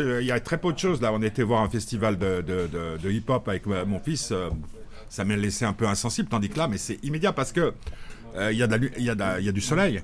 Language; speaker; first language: French; native; French